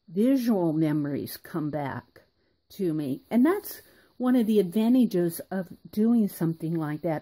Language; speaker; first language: English; native; English